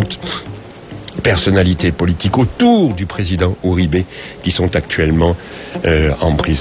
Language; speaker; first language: French; native; French